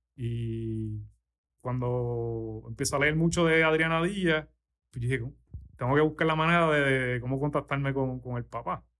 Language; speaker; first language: Spanish; native; Spanish